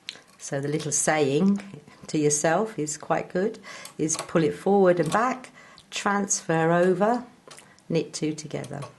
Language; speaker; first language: English; native; English